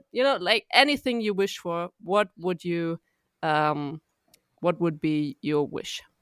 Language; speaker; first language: English; non-native, fluent; German